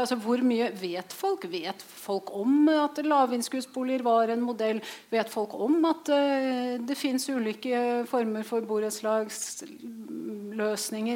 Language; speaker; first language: Norwegian; native; Norwegian